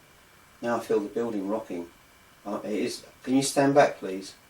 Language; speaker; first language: English; native; English